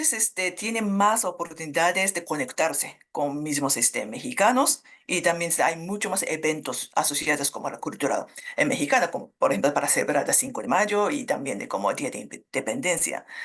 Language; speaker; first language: Spanish; non-native, fluent; Japanese